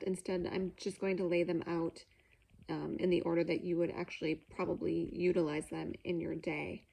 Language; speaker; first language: English; native; English